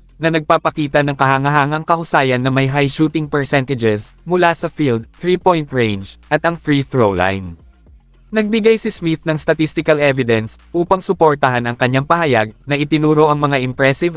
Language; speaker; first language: Filipino; native; Filipino